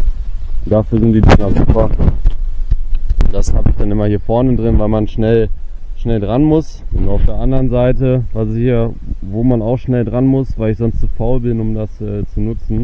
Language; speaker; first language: German; native; German